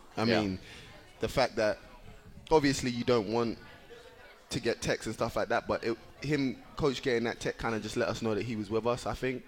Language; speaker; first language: English; native; English